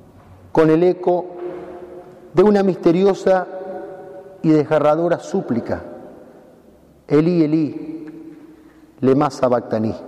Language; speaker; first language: Spanish; native; Spanish